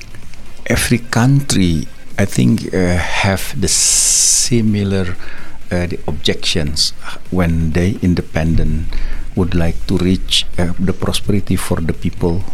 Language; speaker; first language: English; non-native, learner; Indonesian